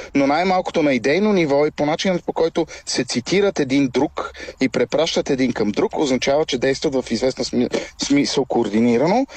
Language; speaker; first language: Bulgarian; native; Bulgarian